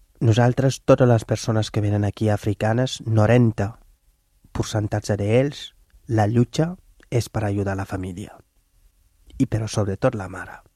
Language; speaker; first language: Catalan; non-native, fluent; Wolof